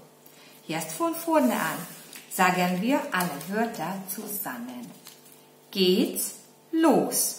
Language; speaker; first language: German; non-native, fluent; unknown